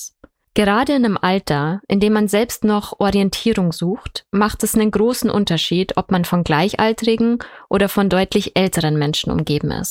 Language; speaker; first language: German; native; German